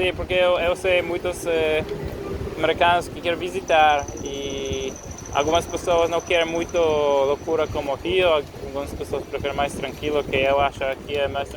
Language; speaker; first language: Portuguese; non-native, learner; English